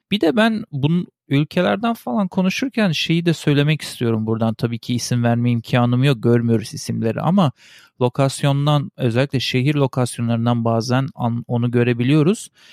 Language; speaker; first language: Turkish; early bilingual, heritage; Turkish